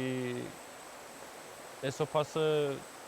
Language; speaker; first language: Spanish; non-native, learner; Persian